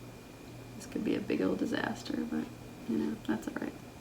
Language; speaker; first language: English; native; English